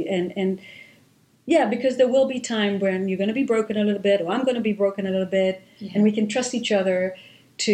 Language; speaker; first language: English; non-native, fluent; Hebrew